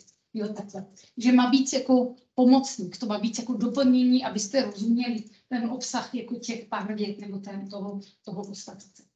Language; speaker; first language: Czech; non-native, fluent; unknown